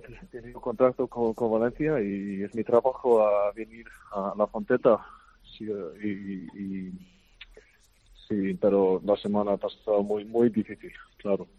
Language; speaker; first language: Spanish; non-native, fluent; Icelandic